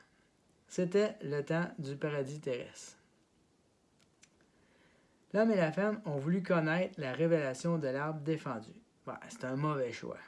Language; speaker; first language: French; native; French